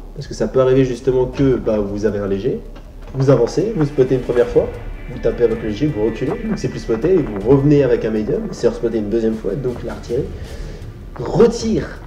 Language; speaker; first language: French; native; French